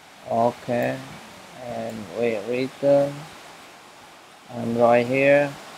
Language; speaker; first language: English; non-native, learner; Vietnamese